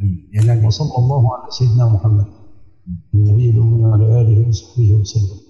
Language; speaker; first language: Arabic; native; Arabic